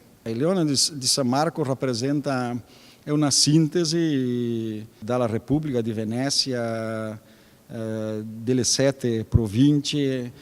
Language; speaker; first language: Italian; early bilingual, heritage; Venetian